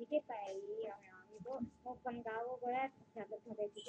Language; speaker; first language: Cantonese; non-native, learner; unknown